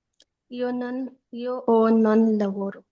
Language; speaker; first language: Italian; non-native, learner; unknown